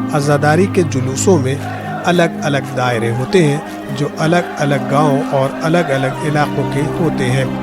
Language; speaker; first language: Urdu; non-native, local second language; Kashmiri